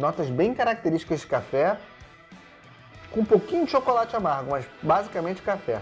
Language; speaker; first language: Portuguese; native; Portuguese